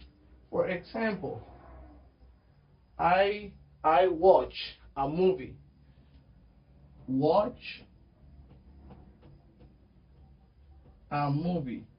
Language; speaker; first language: English; non-native, fluent; Spanish